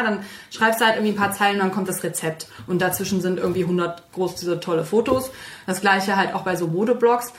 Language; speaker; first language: German; native; German